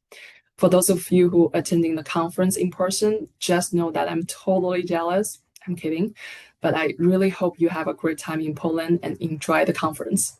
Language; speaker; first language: English; non-native, fluent; Chinese